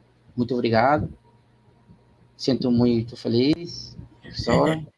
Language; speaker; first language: Portuguese; non-native, learner; Spanish